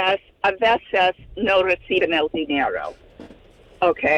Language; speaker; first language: Spanish; non-native, fluent; English